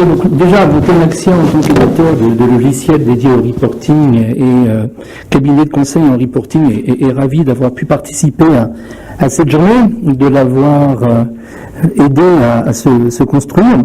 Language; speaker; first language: French; native; French